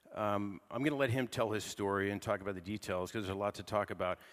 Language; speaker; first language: English; native; English